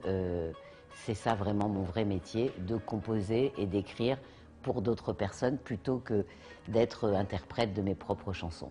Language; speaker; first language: French; native; French